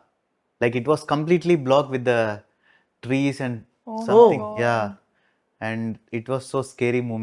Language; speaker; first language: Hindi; non-native, local second language; Telugu